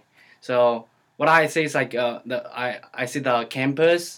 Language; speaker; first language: English; non-native, learner; Chinese